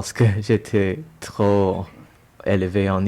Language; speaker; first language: French; non-native, local second language; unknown